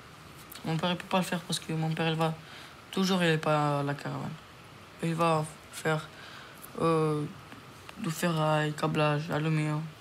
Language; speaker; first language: French; early bilingual, other home language; Romanian